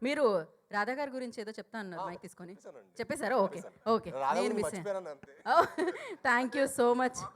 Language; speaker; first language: Telugu; native; Telugu